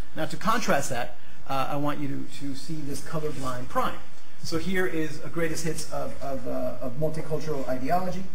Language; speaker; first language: English; native; English